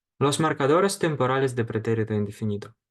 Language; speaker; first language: Spanish; non-native, fluent; Ukrainian